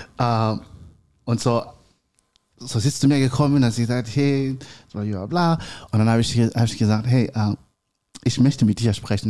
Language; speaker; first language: German; non-native, learner; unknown